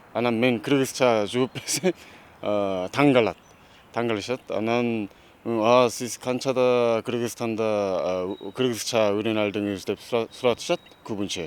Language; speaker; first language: Kyrgyz; non-native, fluent; Korean